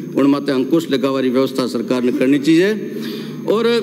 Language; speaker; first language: Hindi; native; Hindi